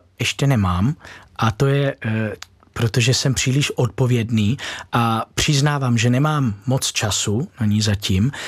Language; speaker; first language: Czech; non-native, fluent; Italian